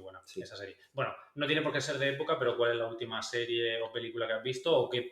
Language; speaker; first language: Spanish; native; Spanish